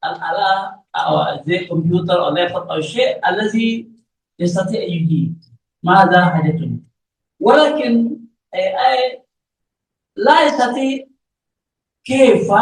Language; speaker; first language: Arabic; non-native, learner; Malay